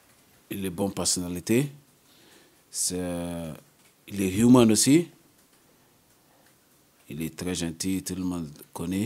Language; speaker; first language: French; non-native, learner; English